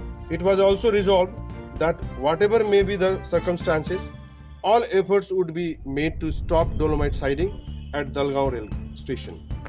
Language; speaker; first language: English; non-native, local second language; Nepali